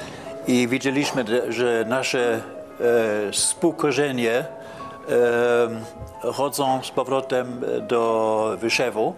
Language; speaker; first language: Polish; non-native, learner; German